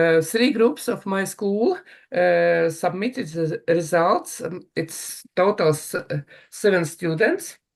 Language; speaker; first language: English; non-native, learner; Latvian